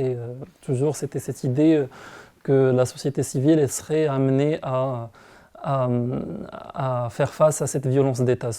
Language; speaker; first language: French; non-native, local second language; Arabic